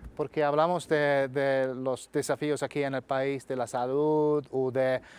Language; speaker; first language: Spanish; non-native, fluent; English